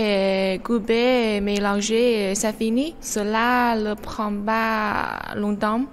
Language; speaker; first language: French; non-native, learner; Chinese